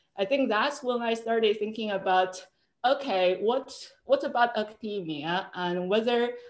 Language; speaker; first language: English; non-native, fluent; Chinese